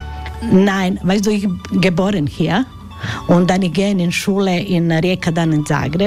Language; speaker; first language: German; non-native, learner; Croatian